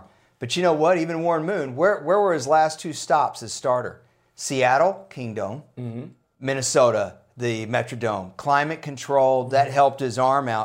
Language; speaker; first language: English; native; English